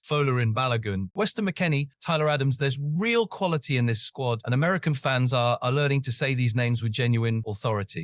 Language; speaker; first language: English; native; English